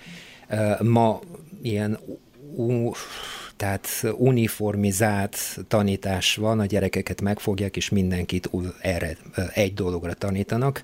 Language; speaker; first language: Hungarian; non-native, fluent; Bulgarian